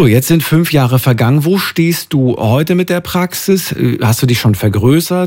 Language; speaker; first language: German; native; German